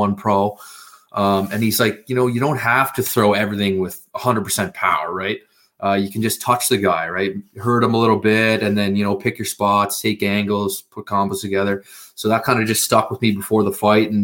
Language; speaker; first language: English; native; English